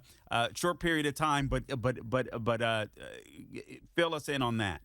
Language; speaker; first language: English; native; English